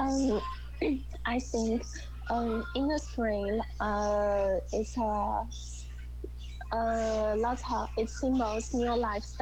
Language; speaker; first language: English; non-native, learner; Chinese